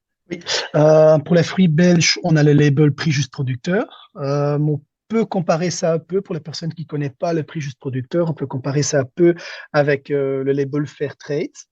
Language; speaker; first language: French; non-native, local second language; Dutch